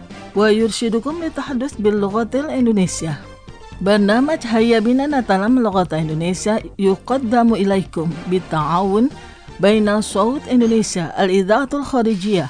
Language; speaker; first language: Arabic; non-native, fluent; Indonesian